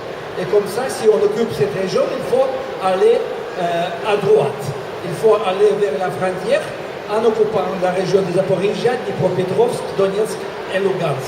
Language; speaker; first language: French; non-native, fluent; Russian